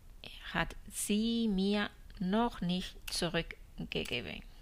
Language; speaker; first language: German; non-native, fluent; Spanish